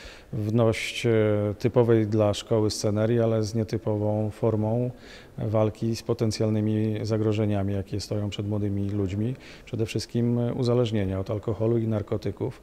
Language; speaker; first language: Polish; native; Polish